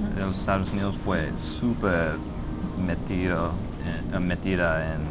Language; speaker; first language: Spanish; non-native, fluent; English